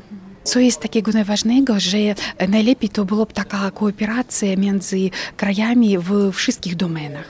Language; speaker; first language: Polish; non-native, fluent; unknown